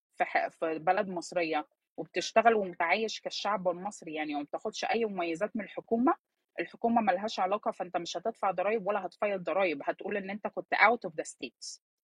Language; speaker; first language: Arabic; early bilingual, heritage; Arabic